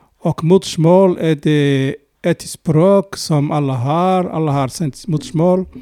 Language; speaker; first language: Swedish; non-native, fluent; Somali